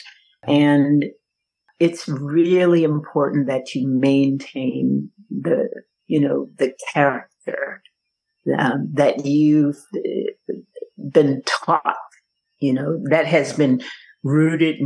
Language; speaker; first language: English; native; English